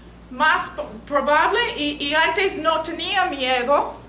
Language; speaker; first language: Spanish; non-native, learner; English